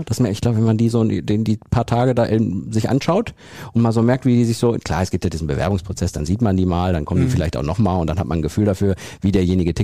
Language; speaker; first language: German; native; German